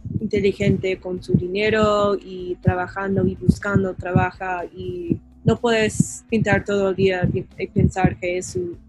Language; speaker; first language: Spanish; non-native, learner; English